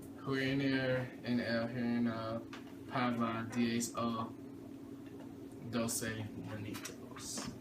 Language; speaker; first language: Spanish; non-native, learner; English